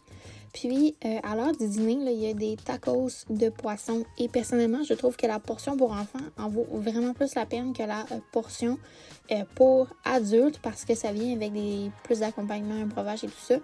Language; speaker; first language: French; native; French